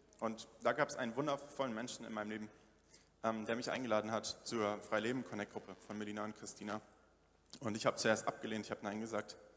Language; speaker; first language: German; native; German